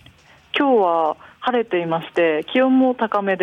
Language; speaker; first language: Japanese; native; Japanese